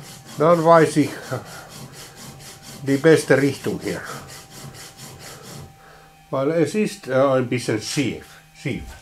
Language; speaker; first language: German; non-native, learner; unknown